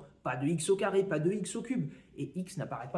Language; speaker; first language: French; native; French